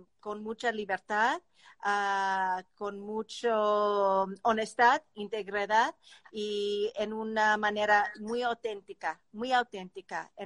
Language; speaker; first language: Spanish; non-native, learner; English